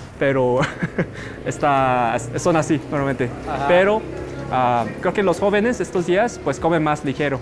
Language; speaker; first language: Spanish; non-native, fluent; Korean